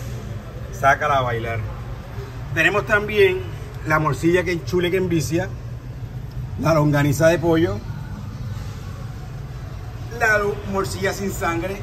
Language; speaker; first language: Spanish; native; Spanish